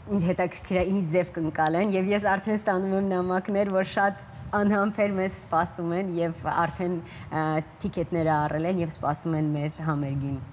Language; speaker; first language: Armenian; early bilingual, heritage; Armenian